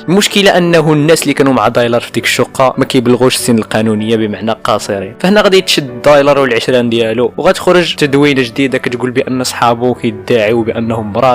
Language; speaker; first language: Arabic; native; Arabic